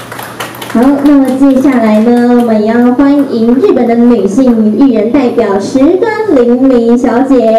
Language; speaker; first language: Chinese; native; Chinese